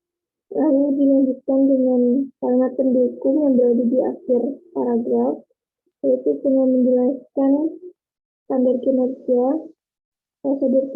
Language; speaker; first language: Indonesian; native; Indonesian